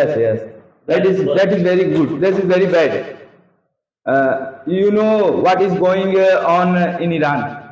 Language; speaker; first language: English; non-native, learner; Hindi